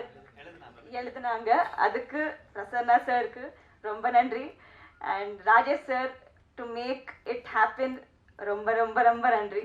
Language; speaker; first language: Tamil; non-native, learner; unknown